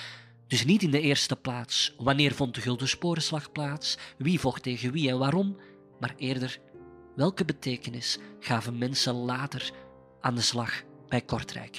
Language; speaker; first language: Dutch; native; Dutch